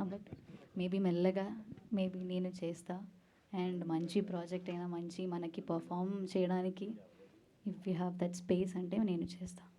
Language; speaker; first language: Telugu; non-native, learner; Malayalam